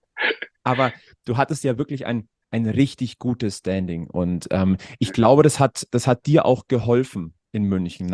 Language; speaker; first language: German; native; German